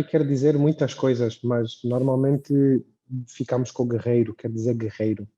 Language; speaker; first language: Portuguese; native; Portuguese